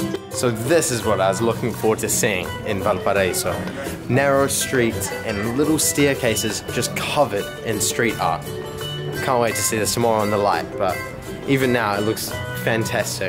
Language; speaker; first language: English; native; English